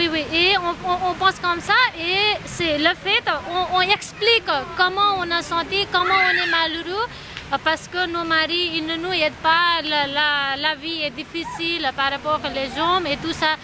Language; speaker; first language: French; non-native, learner; Nepali